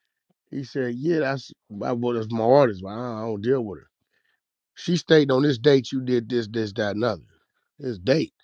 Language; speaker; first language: English; native; English